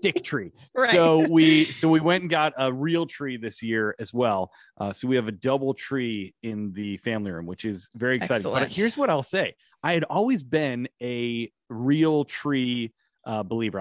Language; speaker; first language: English; native; English